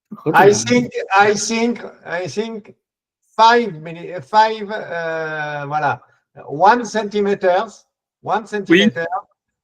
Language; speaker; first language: English; non-native, learner; French